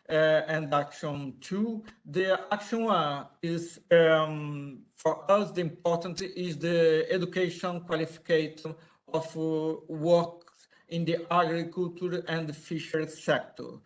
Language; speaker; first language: English; non-native, learner; Portuguese